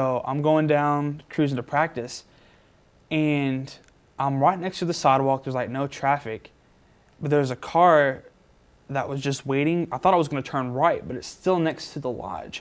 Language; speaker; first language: English; native; English